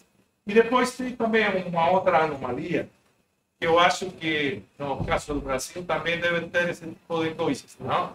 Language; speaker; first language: Portuguese; non-native, fluent; Spanish